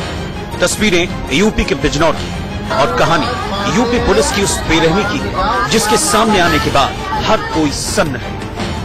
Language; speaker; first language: Hindi; native; Hindi